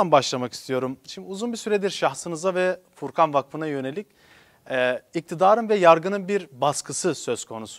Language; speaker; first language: Turkish; non-native, local second language; Kurdish